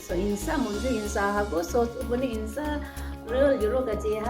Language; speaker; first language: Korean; non-native, learner; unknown